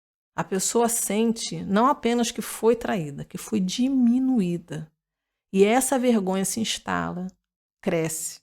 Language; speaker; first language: Portuguese; native; Portuguese